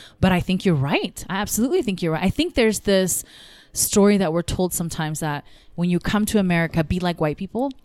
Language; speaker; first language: English; early bilingual, other home language; Tigrinya